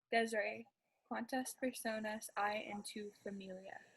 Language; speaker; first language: Spanish; non-native, learner; English